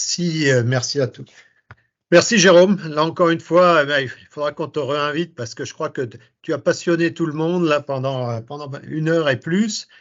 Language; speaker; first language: French; native; French